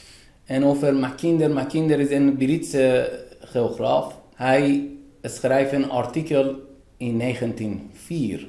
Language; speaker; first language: Dutch; non-native, fluent; Persian